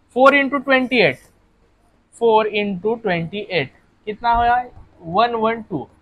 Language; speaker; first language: Hindi; non-native, local second language; Marathi